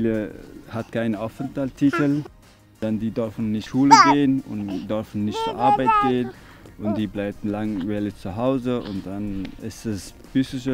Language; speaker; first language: German; non-native, learner; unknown